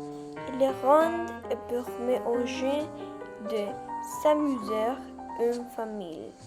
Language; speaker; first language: French; non-native, learner; Spanish